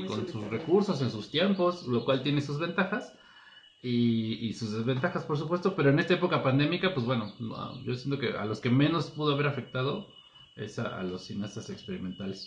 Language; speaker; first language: Spanish; native; Spanish